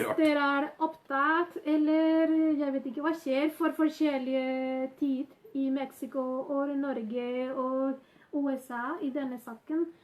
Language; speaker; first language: Norwegian; non-native, learner; Spanish